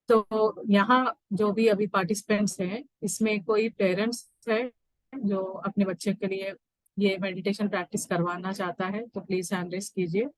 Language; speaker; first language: Hindi; native; Hindi